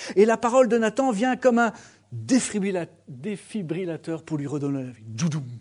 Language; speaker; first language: French; native; French